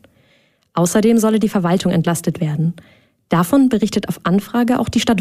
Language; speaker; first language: German; native; German